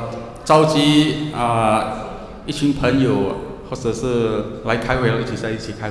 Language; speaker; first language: Chinese; native; Chinese